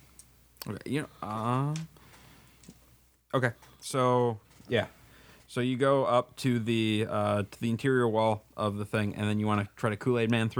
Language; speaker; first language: English; native; English